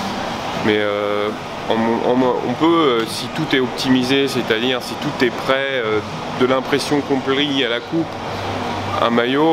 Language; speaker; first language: French; native; French